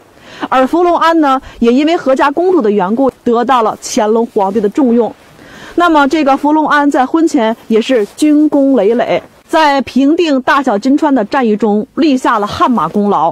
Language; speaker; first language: Chinese; native; Chinese